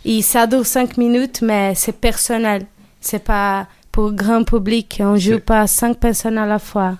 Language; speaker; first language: French; non-native, learner; Portuguese